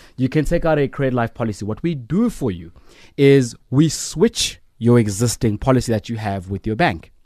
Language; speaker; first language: English; non-native, local second language; Zulu